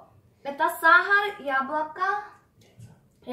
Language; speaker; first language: Russian; non-native, learner; Korean